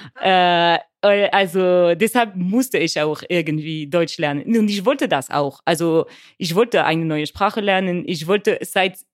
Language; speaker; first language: German; non-native, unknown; French